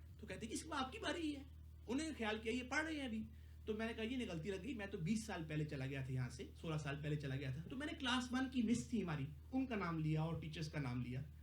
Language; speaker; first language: Urdu; native; Urdu